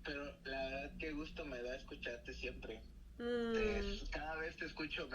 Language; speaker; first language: Spanish; native; Spanish